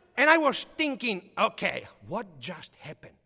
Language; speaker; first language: English; non-native, fluent; Italian